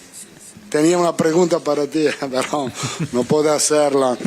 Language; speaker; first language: Spanish; non-native, fluent; Italian